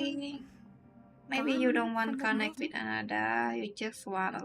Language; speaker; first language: English; non-native, learner; Vietnamese